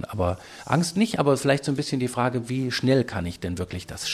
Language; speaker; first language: German; native; German